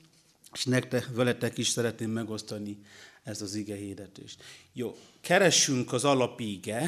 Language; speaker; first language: Hungarian; non-native, learner; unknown